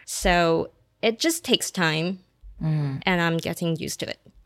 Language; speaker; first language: English; non-native, local second language; Chinese